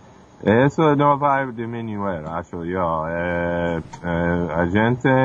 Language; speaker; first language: Portuguese; non-native, fluent; English